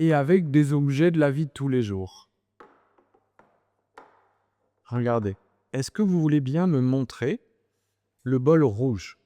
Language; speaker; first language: French; native; French